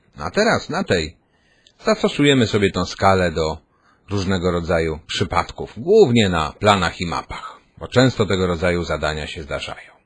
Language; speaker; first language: Polish; native; Polish